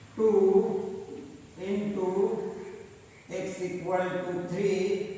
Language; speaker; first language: English; non-native, local second language; Marathi